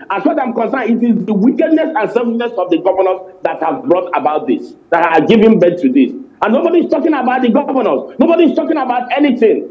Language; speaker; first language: English; non-native, local second language; Igbo